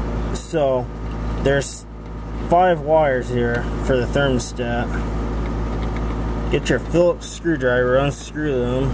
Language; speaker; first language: English; native; English